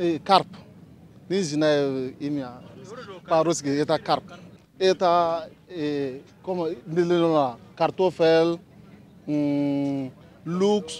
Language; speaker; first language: Russian; non-native, learner; Bambara